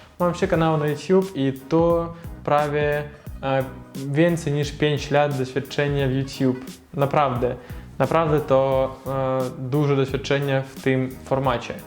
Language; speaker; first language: Polish; non-native, learner; Russian